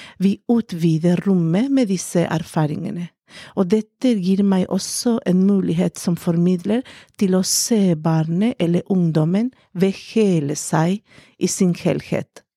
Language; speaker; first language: Norwegian; non-native, fluent; Spanish